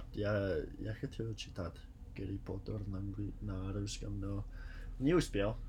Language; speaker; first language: Russian; non-native, learner; English